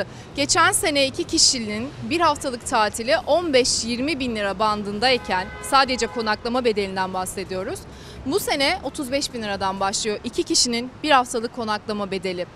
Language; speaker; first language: Turkish; native; Turkish